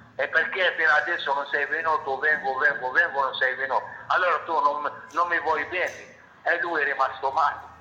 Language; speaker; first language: Italian; non-native, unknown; Arabic